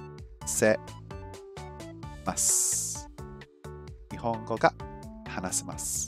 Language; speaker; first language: Japanese; non-native, learner; English